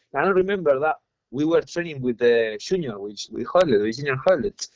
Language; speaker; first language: English; non-native, fluent; Spanish